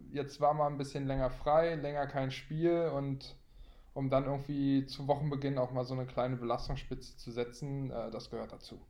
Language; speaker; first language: German; native; German